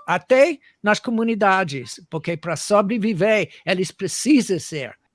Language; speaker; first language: Portuguese; non-native, fluent; English